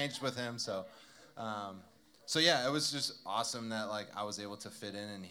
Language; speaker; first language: English; native; English